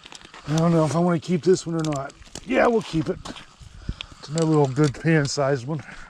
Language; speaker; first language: English; native; English